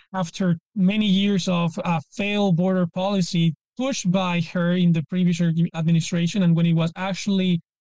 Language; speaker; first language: English; non-native, fluent; Spanish